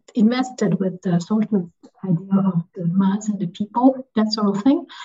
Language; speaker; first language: English; non-native, local second language; Cantonese